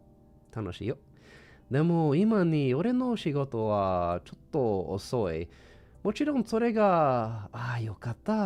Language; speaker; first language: Japanese; non-native, learner; English